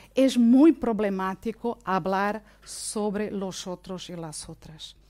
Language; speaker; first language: Spanish; non-native, fluent; Portuguese